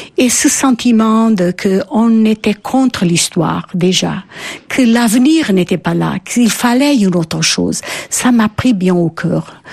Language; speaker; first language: French; non-native, fluent; Portuguese